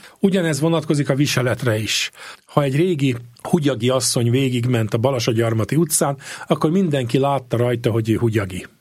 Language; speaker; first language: Hungarian; native; Hungarian